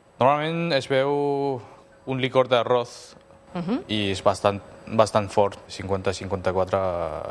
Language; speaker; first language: Catalan; non-native, fluent; Chinese